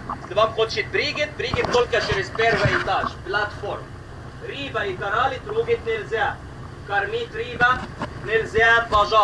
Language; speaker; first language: Russian; non-native, learner; Arabic